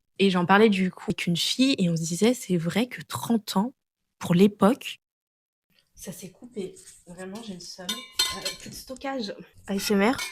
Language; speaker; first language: French; native; French